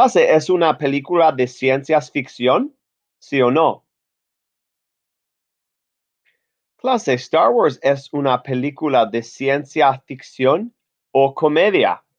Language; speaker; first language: Spanish; non-native, fluent; English